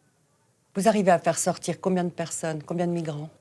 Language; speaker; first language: French; native; French